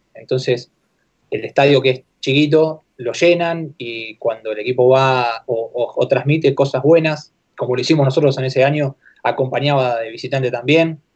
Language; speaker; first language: Spanish; native; Spanish